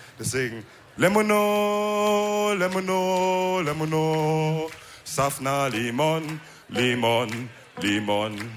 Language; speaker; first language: German; early bilingual, other home language; Wolof